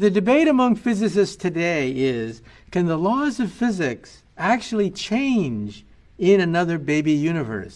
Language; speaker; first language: English; native; English